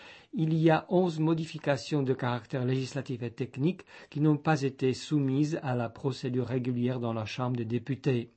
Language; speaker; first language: French; native; French